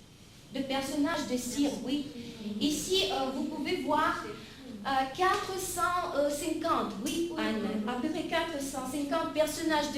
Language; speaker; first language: French; non-native, fluent; Russian